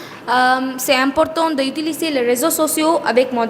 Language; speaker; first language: French; non-native, learner; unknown